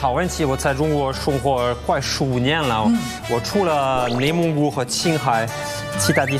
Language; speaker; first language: Chinese; non-native, fluent; French